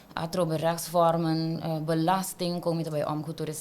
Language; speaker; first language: Dutch; non-native, local second language; Papiamento